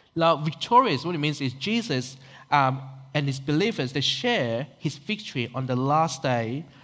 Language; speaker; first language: English; non-native, local second language; Cantonese